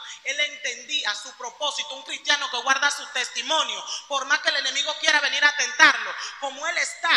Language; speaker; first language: Spanish; native; Spanish